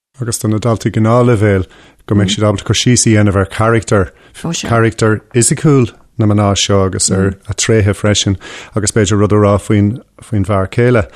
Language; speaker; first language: Irish; non-native, local second language; English